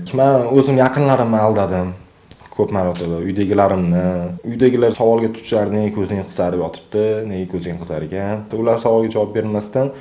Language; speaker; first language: Uzbek; native; Uzbek